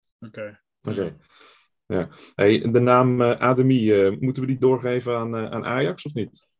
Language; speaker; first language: Dutch; native; Dutch